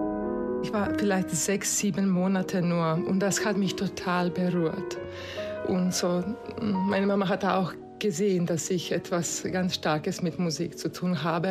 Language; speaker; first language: German; non-native, fluent; Croatian